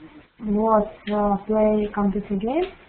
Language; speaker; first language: English; non-native, learner; Russian